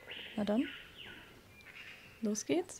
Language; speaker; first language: German; native; German